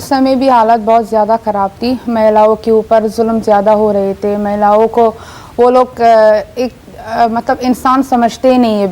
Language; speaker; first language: Hindi; non-native, fluent; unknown